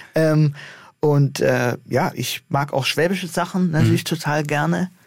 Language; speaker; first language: German; native; German